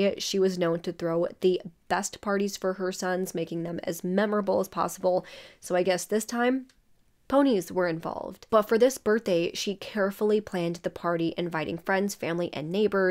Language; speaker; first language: English; native; English